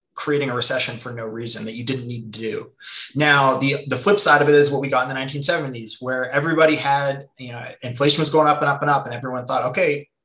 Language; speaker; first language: English; native; English